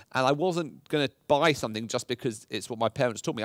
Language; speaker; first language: English; native; English